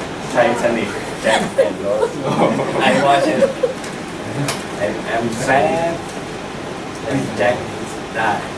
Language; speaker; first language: English; non-native, learner; Thai